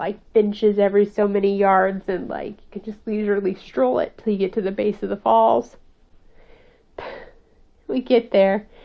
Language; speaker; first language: English; native; English